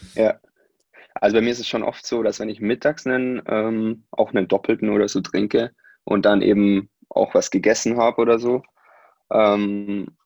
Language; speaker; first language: German; native; German